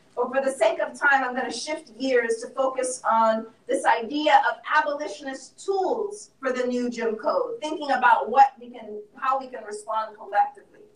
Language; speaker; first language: English; native; English